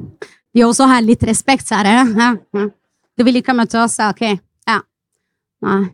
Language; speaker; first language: Norwegian; non-native, fluent; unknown